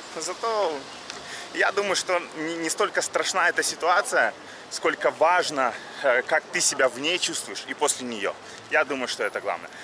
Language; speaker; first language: Russian; native; Russian